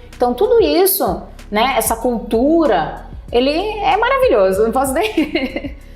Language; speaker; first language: Portuguese; native; Portuguese